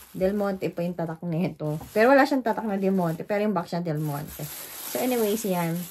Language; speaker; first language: Filipino; native; Filipino